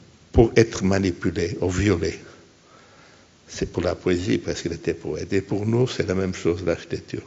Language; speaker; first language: French; non-native, fluent; Portuguese